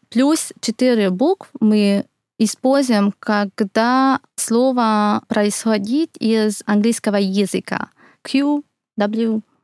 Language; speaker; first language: Russian; non-native, fluent; Hungarian